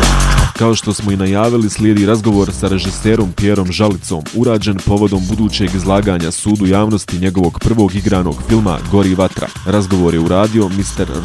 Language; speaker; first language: Croatian; native; Croatian